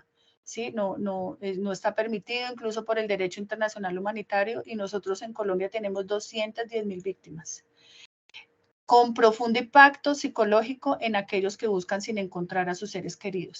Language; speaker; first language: Spanish; native; Spanish